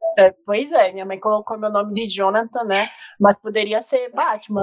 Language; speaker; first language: Portuguese; native; Portuguese